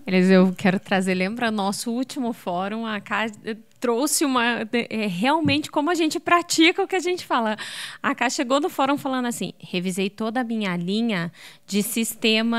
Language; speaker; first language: Portuguese; native; Portuguese